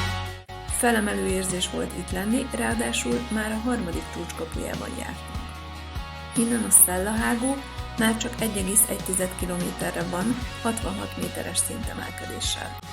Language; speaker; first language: Hungarian; native; Hungarian